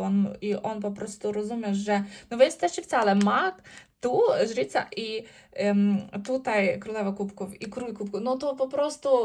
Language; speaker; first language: Polish; non-native, learner; Ukrainian